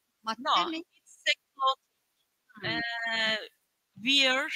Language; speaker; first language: English; non-native, learner; Turkish